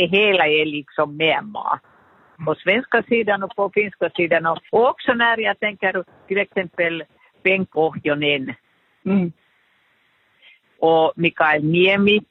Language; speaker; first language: Swedish; non-native, fluent; Finnish